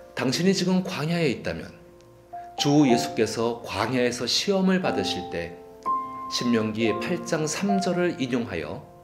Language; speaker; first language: Korean; native; Korean